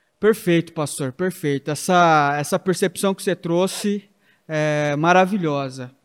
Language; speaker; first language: Portuguese; native; Portuguese